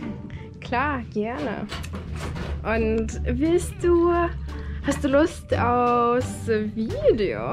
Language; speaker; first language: German; non-native, fluent; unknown